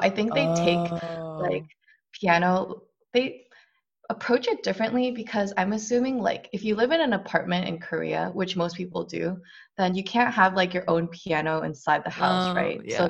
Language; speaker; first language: English; native; English